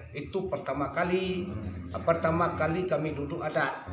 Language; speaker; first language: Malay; non-native, local second language; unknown